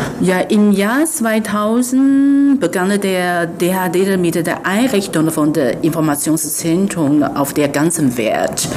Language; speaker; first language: German; non-native, fluent; Chinese